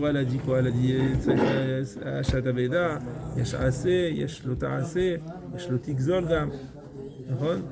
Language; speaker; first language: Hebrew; non-native, fluent; French